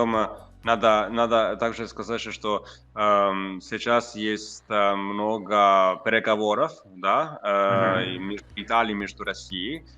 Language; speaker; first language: Russian; non-native, fluent; Italian